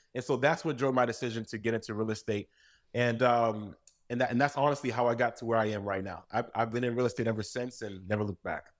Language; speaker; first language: English; native; English